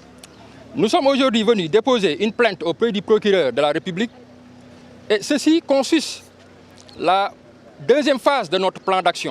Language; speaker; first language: French; non-native, local second language; Wolof